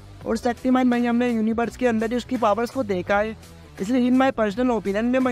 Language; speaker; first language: Hindi; native; Hindi